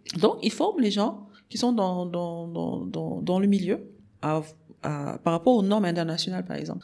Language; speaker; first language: French; non-native, local second language; Wolof